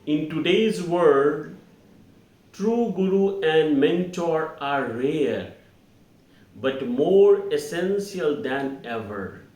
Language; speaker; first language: English; non-native, local second language; Hindi